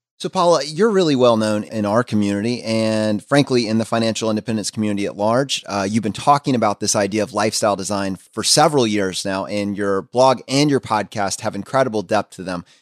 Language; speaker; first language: English; native; English